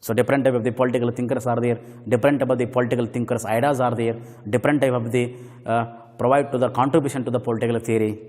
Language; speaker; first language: English; non-native, local second language; Kannada